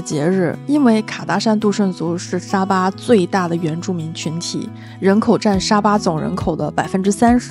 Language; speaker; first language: Chinese; native; Chinese